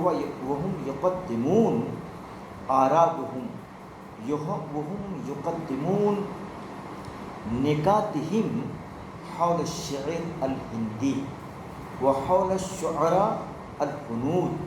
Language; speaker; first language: Arabic; non-native, fluent; Urdu